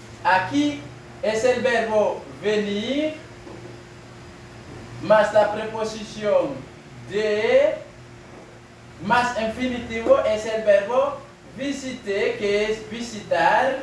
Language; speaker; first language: Spanish; non-native, learner; French